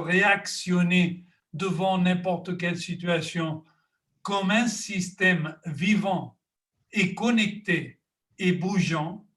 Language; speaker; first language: French; non-native, fluent; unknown